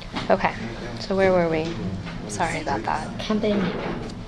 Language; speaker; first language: English; native; English